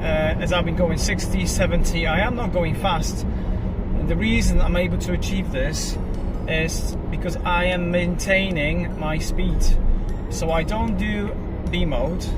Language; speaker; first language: English; non-native, fluent; Polish